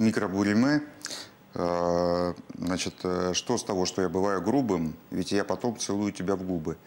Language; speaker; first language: Russian; native; Russian